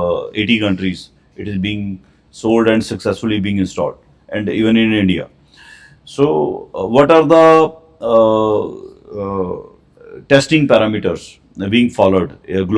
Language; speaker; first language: English; non-native, local second language; Hindi